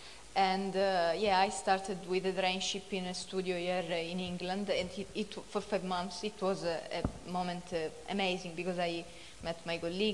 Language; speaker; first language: English; non-native, fluent; Italian